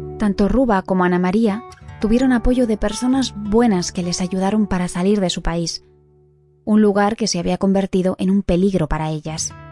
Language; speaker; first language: Spanish; native; Spanish